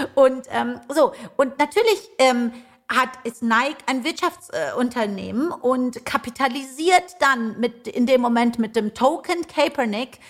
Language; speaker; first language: German; early bilingual, other home language; Persian